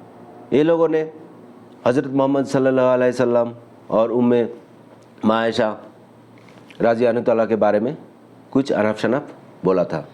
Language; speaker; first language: Hindi; non-native, local second language; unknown